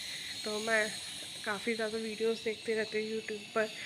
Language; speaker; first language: Hindi; native; Hindi